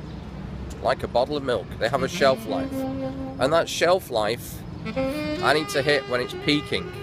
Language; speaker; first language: English; native; English